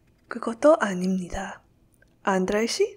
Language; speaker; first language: Korean; non-native, learner; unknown